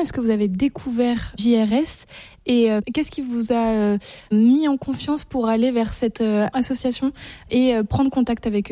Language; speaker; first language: French; native; French